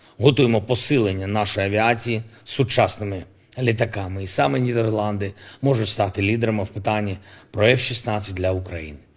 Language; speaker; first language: Ukrainian; non-native, local second language; Russian